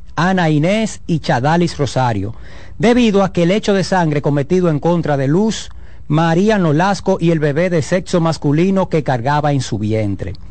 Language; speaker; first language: Spanish; native; Spanish